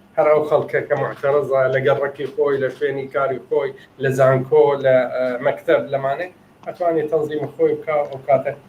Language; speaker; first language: Central Kurdish; non-native, local second language; Arabic